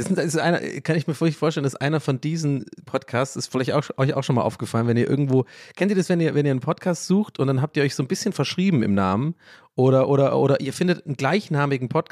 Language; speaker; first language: German; early bilingual, other home language; English